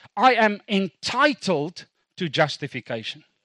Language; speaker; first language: English; non-native, local second language; Afrikaans